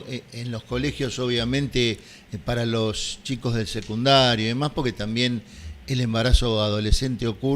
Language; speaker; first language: Spanish; native; Spanish